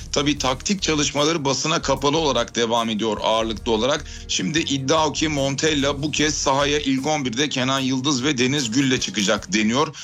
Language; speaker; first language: Turkish; native; Turkish